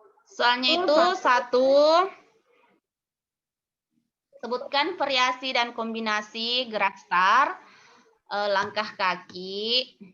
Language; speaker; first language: Indonesian; non-native, local second language; Buginese